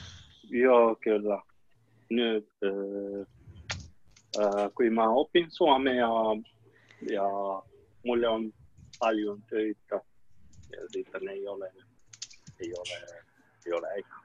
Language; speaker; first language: Finnish; non-native, learner; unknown